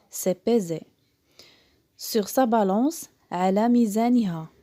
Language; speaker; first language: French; non-native, local second language; Arabic